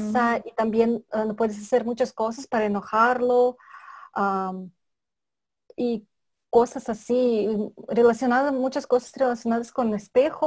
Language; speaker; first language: Spanish; non-native, fluent; Russian